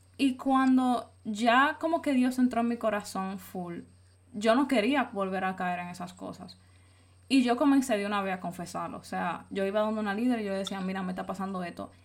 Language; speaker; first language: Spanish; native; Spanish